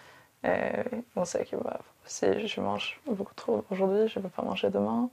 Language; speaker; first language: French; non-native, fluent; Swedish